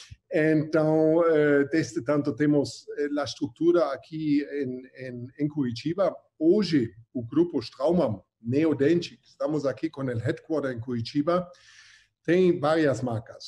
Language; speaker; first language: Portuguese; non-native, fluent; German